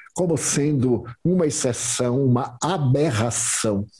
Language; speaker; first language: Portuguese; native; Portuguese